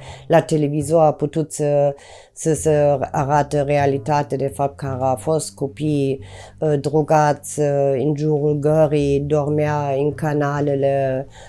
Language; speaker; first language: Romanian; non-native, fluent; German